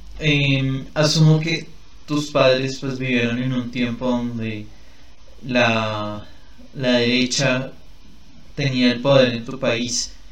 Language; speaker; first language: Spanish; native; Spanish